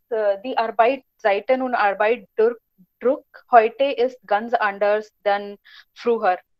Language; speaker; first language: German; non-native, learner; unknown